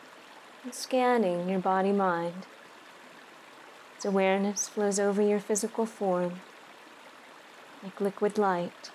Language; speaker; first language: English; native; English